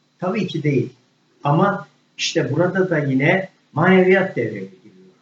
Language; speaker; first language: Turkish; native; Turkish